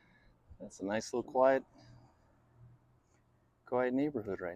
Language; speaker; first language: English; native; English